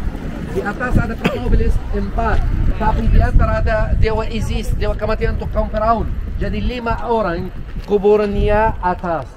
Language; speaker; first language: Indonesian; non-native, learner; Arabic